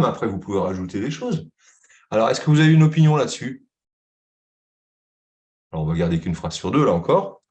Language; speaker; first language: French; native; French